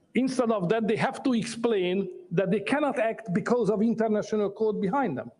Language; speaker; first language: English; non-native, fluent; Hungarian